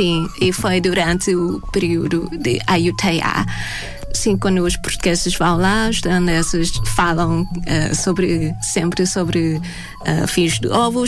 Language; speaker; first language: Portuguese; non-native, fluent; Thai